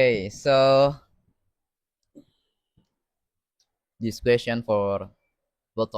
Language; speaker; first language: English; non-native, learner; Indonesian